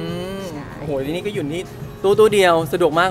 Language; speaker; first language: Thai; native; Thai